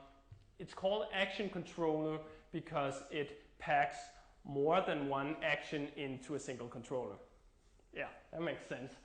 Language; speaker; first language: English; non-native, fluent; Danish